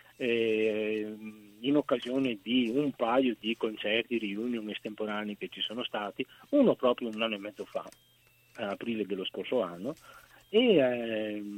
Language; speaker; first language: Italian; native; Italian